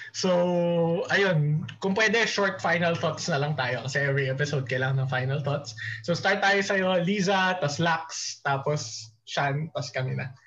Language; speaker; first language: Filipino; native; Filipino